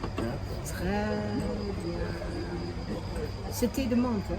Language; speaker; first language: French; non-native, fluent; Dutch